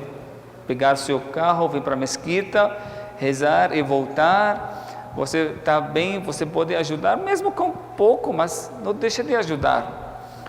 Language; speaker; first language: Portuguese; non-native, fluent; Arabic